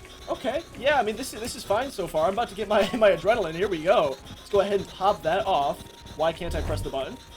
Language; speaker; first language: English; native; English